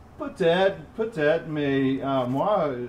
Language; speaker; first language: French; non-native, fluent; English